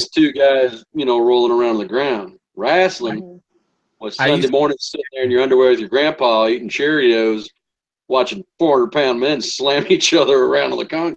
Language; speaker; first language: English; native; English